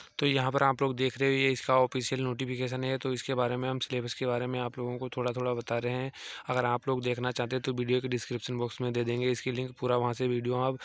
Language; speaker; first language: Hindi; native; Hindi